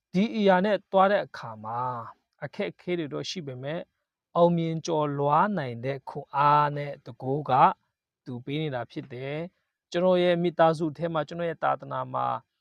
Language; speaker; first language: Burmese; non-native, local second language; Kachin